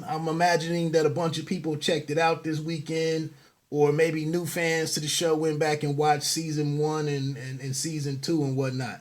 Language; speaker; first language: English; native; English